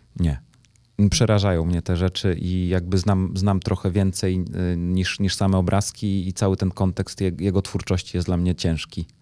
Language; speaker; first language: Polish; native; Polish